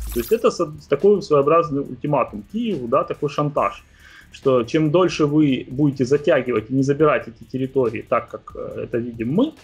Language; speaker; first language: Russian; native; Russian